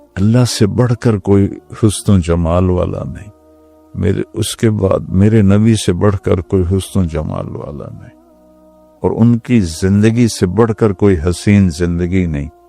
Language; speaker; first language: Urdu; non-native, local second language; Punjabi